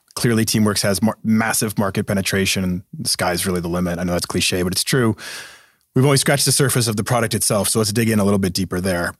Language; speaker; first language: English; native; English